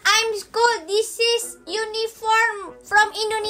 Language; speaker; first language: English; non-native, learner; Indonesian